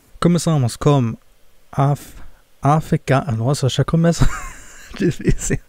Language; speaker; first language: Portuguese; non-native, fluent; German